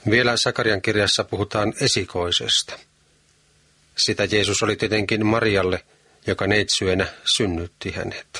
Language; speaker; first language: Finnish; native; Finnish